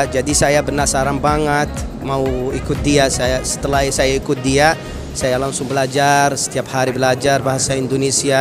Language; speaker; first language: Indonesian; non-native, fluent; Arabic